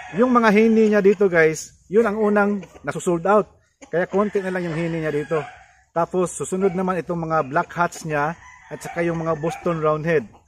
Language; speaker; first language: Filipino; non-native, local second language; Cebuano